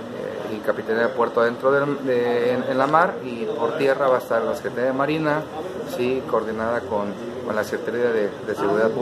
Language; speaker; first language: Spanish; native; Spanish